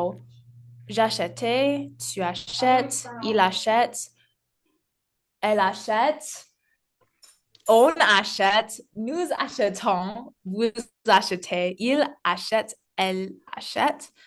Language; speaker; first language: French; non-native, learner; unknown